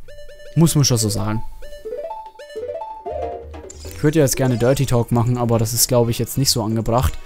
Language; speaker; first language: German; native; German